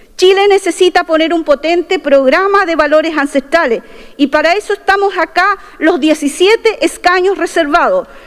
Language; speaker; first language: Spanish; non-native, local second language; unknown